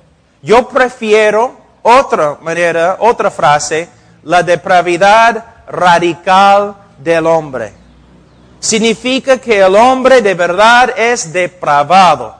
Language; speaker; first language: Spanish; non-native, fluent; English